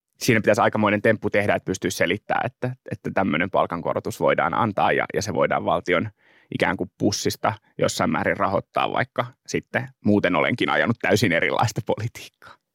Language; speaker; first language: Finnish; native; Finnish